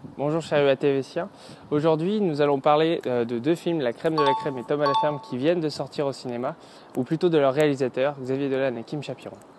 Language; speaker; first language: French; native; French